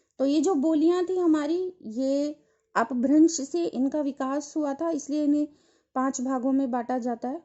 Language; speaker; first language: Hindi; native; Hindi